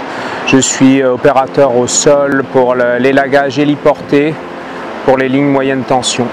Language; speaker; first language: French; early bilingual, heritage; Finnish